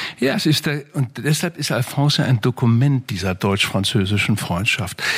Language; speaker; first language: German; native; German